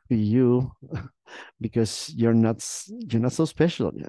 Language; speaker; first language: English; non-native, fluent; Spanish